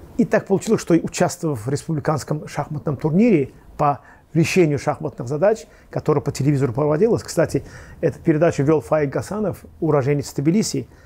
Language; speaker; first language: Russian; non-native, local second language; Azerbaijani